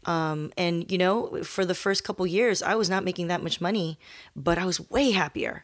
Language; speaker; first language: English; early bilingual, other home language; Chinese